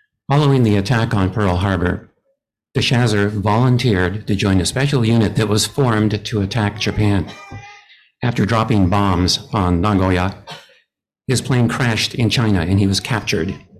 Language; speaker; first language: English; native; English